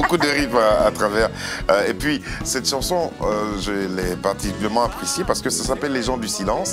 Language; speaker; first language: French; native; French